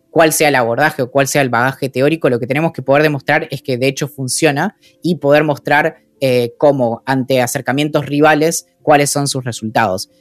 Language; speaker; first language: Spanish; native; Spanish